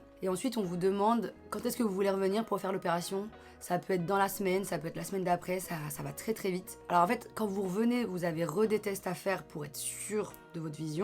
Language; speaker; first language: French; native; French